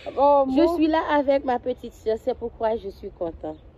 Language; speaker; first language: French; non-native, local second language; Kinyarwanda